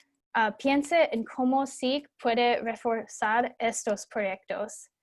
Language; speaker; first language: Spanish; non-native, fluent; English